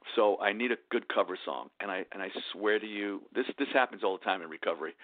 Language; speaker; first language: English; native; English